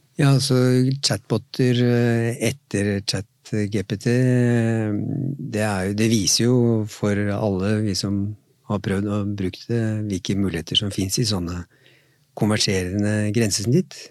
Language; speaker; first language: Norwegian; native; Norwegian